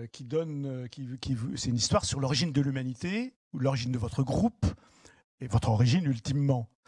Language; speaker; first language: French; native; French